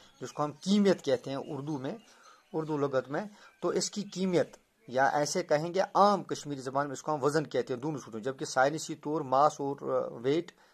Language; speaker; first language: Urdu; non-native, local second language; Kashmiri